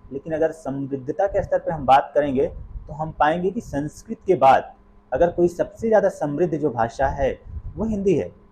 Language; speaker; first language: Hindi; native; Hindi